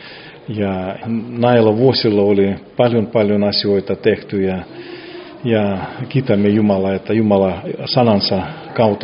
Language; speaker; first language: Finnish; non-native, fluent; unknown